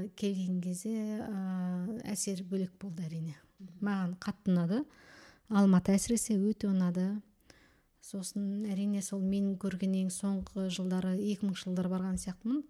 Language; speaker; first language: Kazakh; early bilingual, heritage; Kazakh